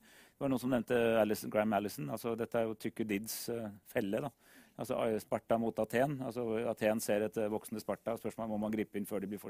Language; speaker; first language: Norwegian; native; Norwegian